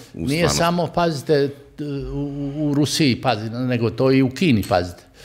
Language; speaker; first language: Croatian; native; Croatian